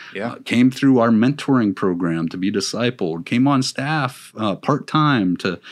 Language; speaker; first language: English; native; English